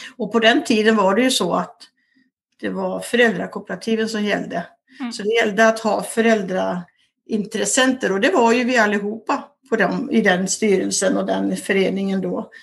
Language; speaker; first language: Swedish; native; Swedish